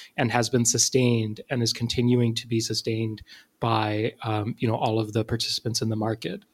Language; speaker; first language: English; non-native, local second language; Urdu